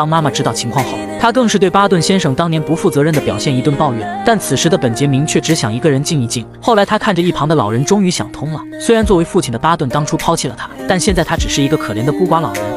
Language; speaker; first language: Chinese; native; Chinese